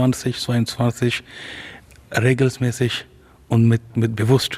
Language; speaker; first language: German; non-native, fluent; Urdu